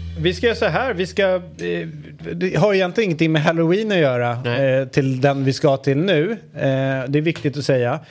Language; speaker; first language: Swedish; native; Swedish